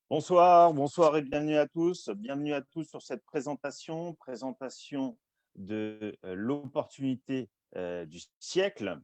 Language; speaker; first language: French; native; French